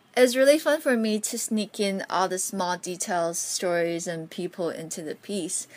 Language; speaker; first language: English; non-native, local second language; Cantonese